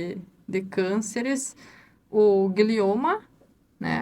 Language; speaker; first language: Portuguese; native; Portuguese